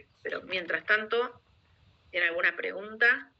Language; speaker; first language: Spanish; native; Spanish